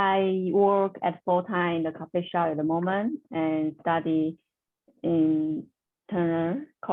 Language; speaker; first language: English; non-native, learner; Chinese